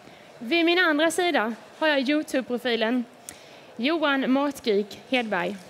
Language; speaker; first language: Swedish; native; Swedish